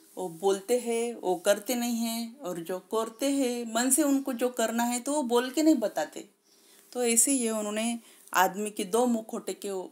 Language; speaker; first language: Hindi; non-native, local second language; Marathi